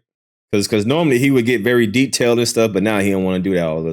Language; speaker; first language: English; native; English